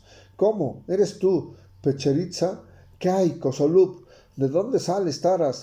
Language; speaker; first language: Spanish; native; Spanish